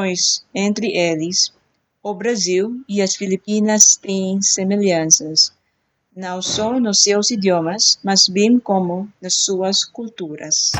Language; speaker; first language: Portuguese; non-native, fluent; Filipino